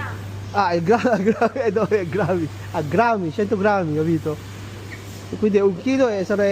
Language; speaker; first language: Italian; non-native, learner; Filipino